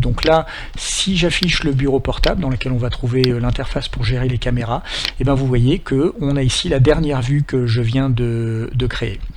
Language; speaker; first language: French; native; French